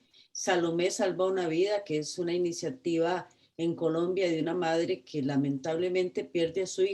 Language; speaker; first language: Spanish; native; Spanish